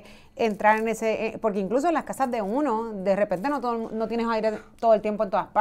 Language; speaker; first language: Spanish; native; Spanish